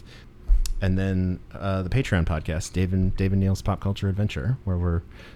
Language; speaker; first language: English; native; English